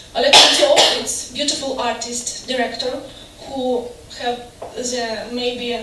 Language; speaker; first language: English; non-native, learner; Russian